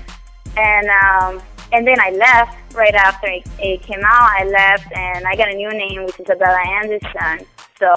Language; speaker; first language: English; non-native, fluent; Spanish